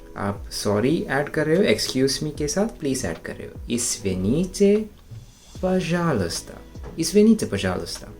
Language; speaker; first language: Hindi; non-native, local second language; Malayalam